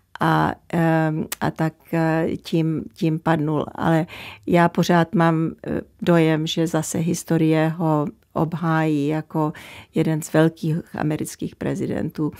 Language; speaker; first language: Czech; early bilingual, heritage; Czech